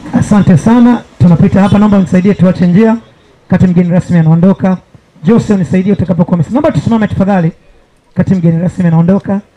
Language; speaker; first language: Swahili; native; Swahili